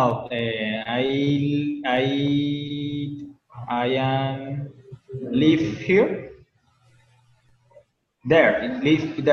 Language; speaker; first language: English; non-native, learner; Spanish